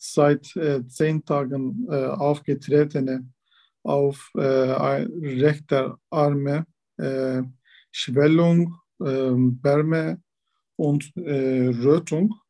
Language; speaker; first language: German; non-native, learner; Turkish